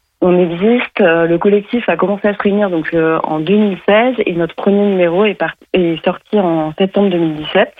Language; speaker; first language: French; native; French